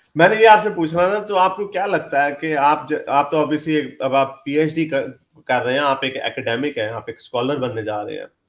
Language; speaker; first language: Urdu; native; Urdu